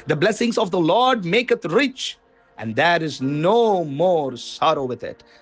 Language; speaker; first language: English; non-native, local second language; Tamil